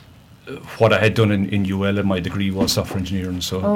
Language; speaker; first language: English; native; English